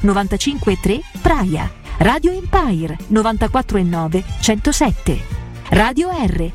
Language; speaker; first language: Italian; native; Italian